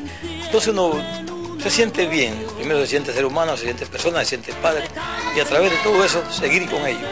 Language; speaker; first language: Spanish; native; Spanish